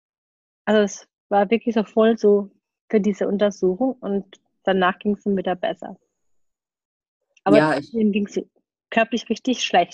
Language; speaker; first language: German; native; German